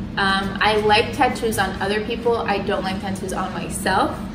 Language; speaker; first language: English; early bilingual, other home language; Spanish